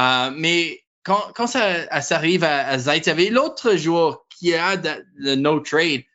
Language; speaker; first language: French; non-native, learner; English